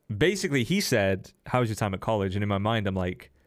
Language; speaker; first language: English; native; English